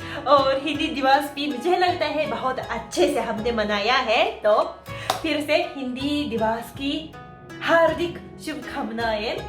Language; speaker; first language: Hindi; non-native, fluent; Japanese